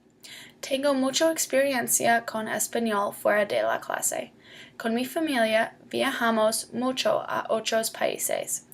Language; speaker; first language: Spanish; non-native, learner; English